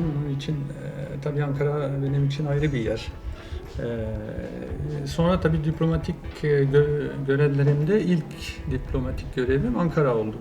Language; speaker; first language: Turkish; non-native, fluent; French